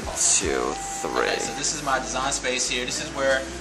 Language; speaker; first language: English; native; English